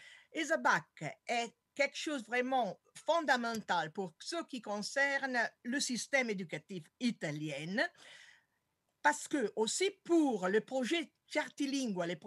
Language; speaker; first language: French; non-native, fluent; Italian